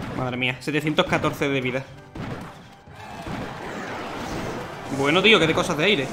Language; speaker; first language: Spanish; native; Spanish